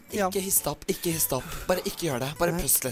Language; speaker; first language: Norwegian; native; Norwegian